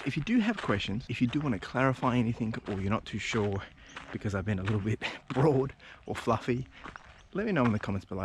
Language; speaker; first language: English; native; English